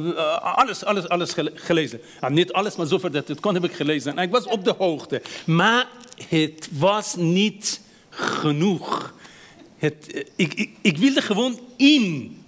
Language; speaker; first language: Dutch; non-native, fluent; Persian